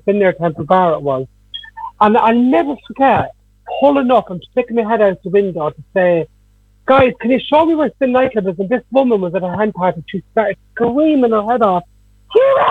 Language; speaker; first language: English; native; English